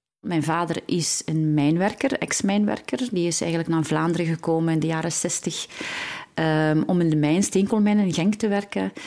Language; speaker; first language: Dutch; early bilingual, other home language; Arabic